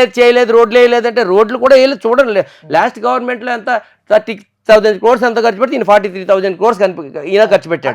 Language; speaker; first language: Telugu; native; Telugu